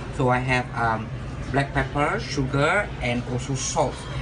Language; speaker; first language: English; non-native, local second language; Malay